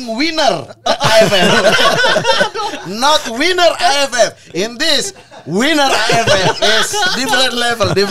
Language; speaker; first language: English; non-native, learner; Indonesian